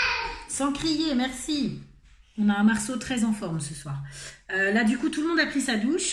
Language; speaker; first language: French; native; French